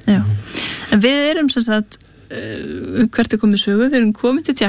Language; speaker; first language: Icelandic; native; Icelandic